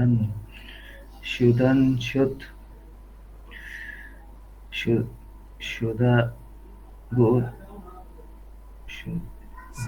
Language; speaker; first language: Persian; non-native, learner; Urdu